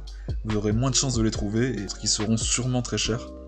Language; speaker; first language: French; native; French